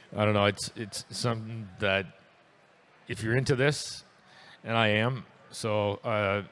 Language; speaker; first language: English; native; English